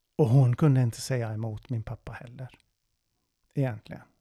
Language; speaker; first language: Swedish; non-native, fluent; Persian